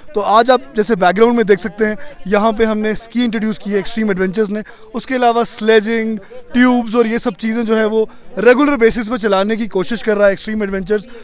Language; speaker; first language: Hindi; non-native, local second language; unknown